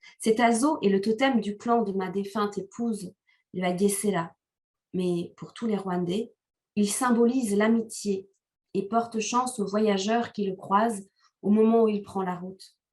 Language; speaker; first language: French; non-native, local second language; Kinyarwanda